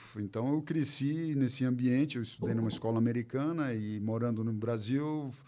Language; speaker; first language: Portuguese; early bilingual, other home language; German